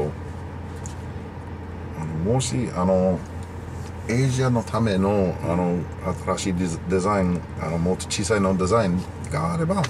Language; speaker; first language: Japanese; non-native, learner; English